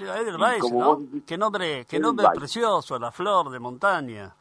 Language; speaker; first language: Spanish; native; Spanish